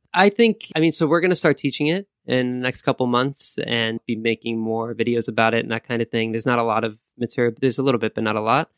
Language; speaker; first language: English; native; English